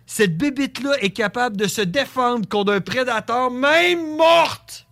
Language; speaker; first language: French; native; French